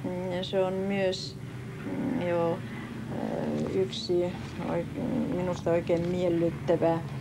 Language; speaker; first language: Finnish; early bilingual, heritage; Finnish